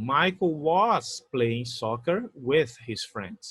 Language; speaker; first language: English; non-native, fluent; Portuguese